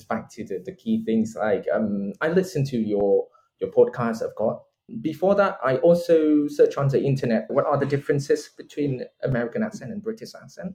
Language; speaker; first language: English; non-native, fluent; Vietnamese